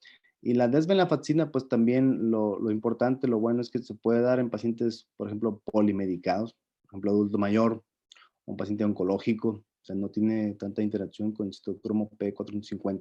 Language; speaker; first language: Spanish; native; Spanish